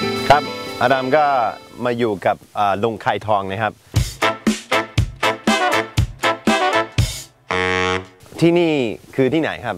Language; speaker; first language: Thai; non-native, fluent; English